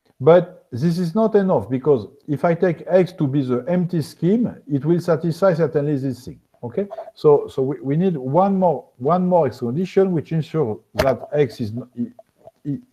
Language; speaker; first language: English; non-native, fluent; French